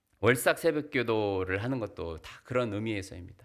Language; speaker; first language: Korean; native; Korean